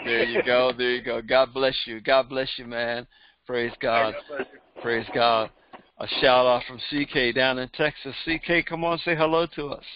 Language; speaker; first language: English; native; English